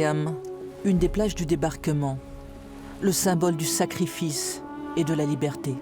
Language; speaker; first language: French; native; French